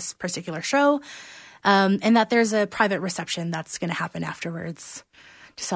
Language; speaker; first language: English; non-native, local second language; Filipino